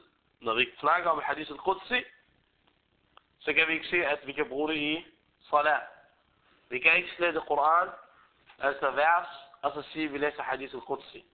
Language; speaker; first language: Danish; early bilingual, other home language; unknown